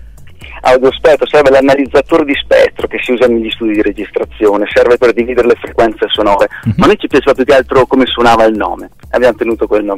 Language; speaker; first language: Italian; native; Italian